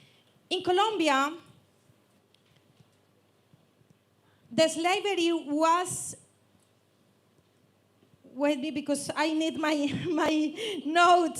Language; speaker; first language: English; non-native, learner; Spanish